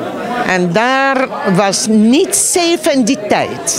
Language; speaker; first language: Dutch; non-native, fluent; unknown